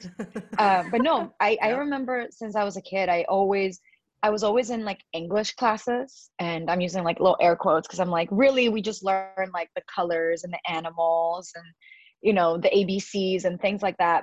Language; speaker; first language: English; early bilingual, other home language; Spanish